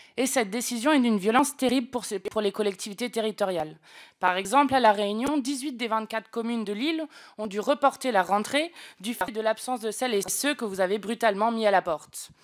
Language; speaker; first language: French; native; French